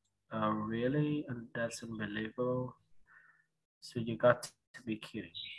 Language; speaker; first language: English; non-native, learner; Vietnamese